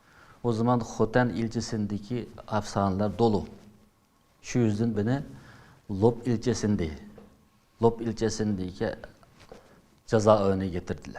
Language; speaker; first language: Turkish; non-native, learner; Uyghur